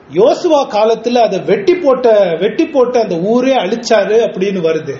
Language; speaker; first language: Tamil; native; Tamil